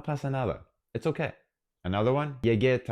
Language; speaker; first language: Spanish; non-native, fluent; English